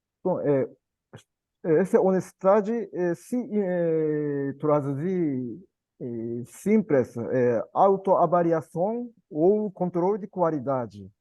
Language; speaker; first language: Portuguese; non-native, learner; Japanese